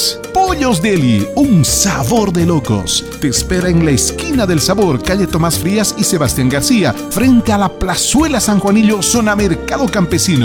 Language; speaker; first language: Spanish; native; Spanish